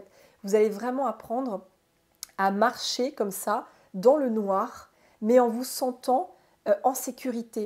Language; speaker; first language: French; native; French